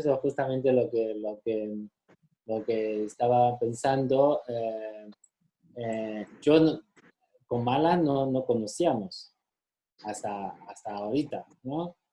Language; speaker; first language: Spanish; non-native, fluent; Chinese